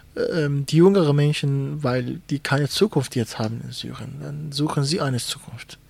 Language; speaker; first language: German; non-native, fluent; Kurdish